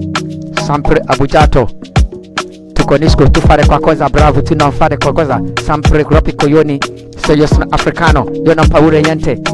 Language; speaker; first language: Italian; non-native, learner; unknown